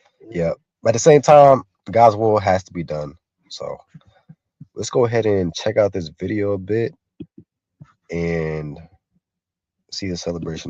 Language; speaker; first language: English; native; English